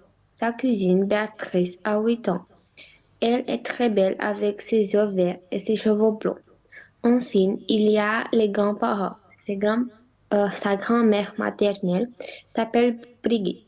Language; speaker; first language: French; non-native, learner; Romanian